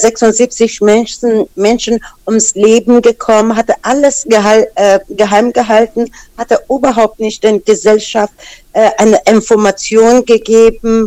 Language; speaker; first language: German; non-native, fluent; Persian